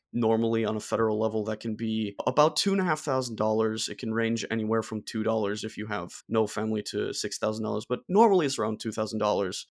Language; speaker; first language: English; non-native, fluent; German